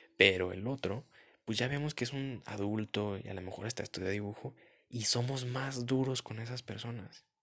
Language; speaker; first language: Spanish; early bilingual, heritage; Spanish